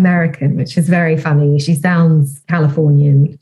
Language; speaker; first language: English; native; English